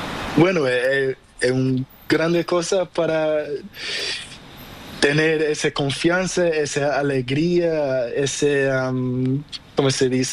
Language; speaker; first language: Spanish; non-native, learner; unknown